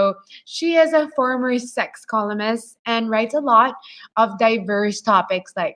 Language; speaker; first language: English; non-native, local second language; Filipino